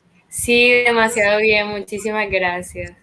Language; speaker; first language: Spanish; native; Spanish